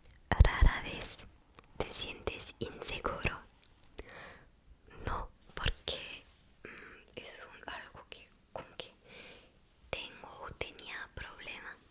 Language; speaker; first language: Spanish; non-native, learner; Korean